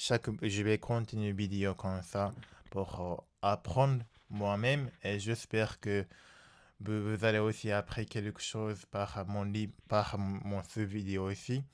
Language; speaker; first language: French; non-native, learner; Japanese